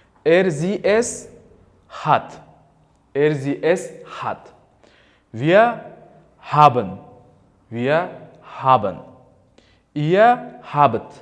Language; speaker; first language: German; non-native, fluent; Uzbek